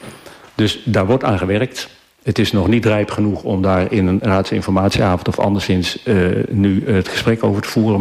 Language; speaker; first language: Dutch; native; Dutch